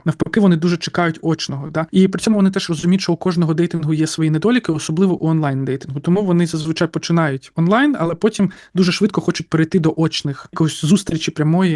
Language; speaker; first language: Ukrainian; native; Ukrainian